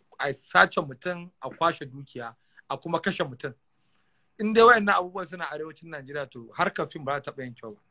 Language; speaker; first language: Hausa; native; Hausa